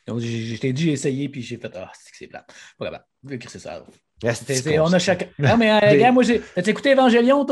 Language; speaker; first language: French; native; French